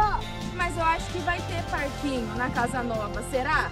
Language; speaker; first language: Portuguese; native; Portuguese